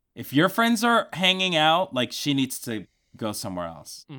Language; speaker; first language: English; early bilingual, other home language; Spanish